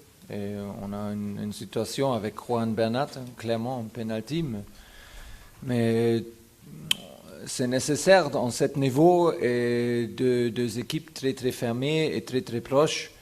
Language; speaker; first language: French; non-native, fluent; German